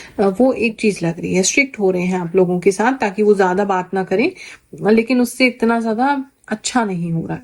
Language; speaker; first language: Hindi; native; Hindi